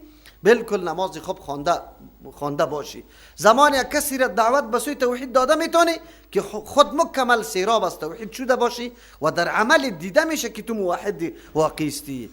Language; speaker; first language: Persian; native; Persian